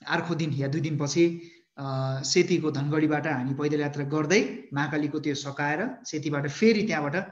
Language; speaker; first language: Nepali; native; Nepali